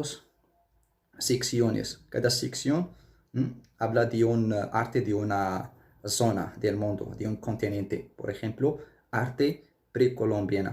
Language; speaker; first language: Spanish; non-native, fluent; Arabic